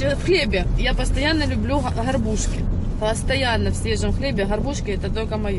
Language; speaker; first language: Russian; native; Russian